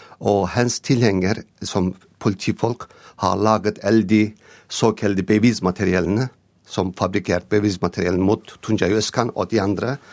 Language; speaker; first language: Norwegian; non-native, learner; Turkish